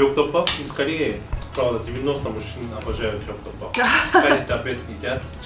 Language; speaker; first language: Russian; non-native, learner; Korean